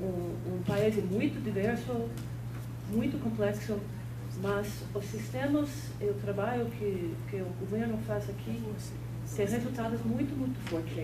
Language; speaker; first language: Portuguese; non-native, fluent; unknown